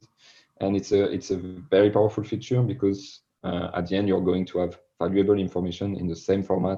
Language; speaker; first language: English; non-native, fluent; French